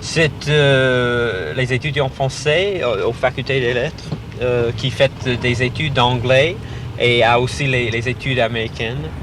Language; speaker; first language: French; non-native, learner; English